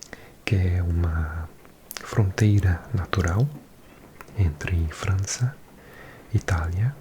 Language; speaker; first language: Portuguese; non-native, learner; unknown